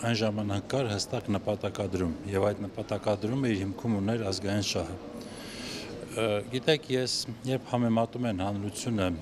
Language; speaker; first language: Armenian; native; Armenian